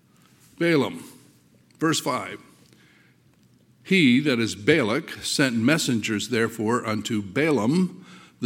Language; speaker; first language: English; native; English